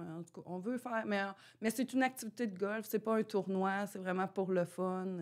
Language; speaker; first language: French; native; French